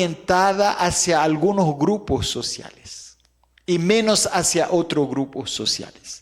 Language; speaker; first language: Spanish; non-native, fluent; Arabic